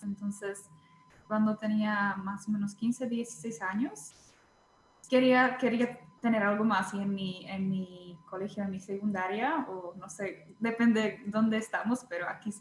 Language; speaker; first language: Spanish; non-native, fluent; Czech